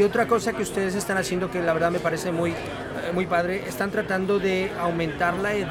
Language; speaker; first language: Spanish; native; Spanish